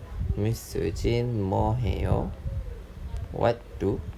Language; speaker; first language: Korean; non-native, fluent; Malay